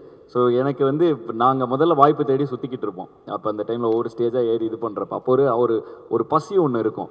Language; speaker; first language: Tamil; native; Tamil